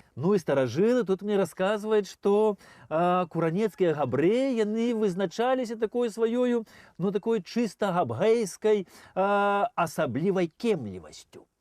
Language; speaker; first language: Belarusian; native; Belarusian